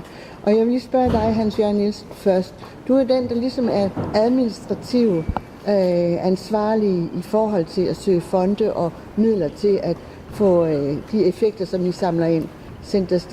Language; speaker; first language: Danish; native; Danish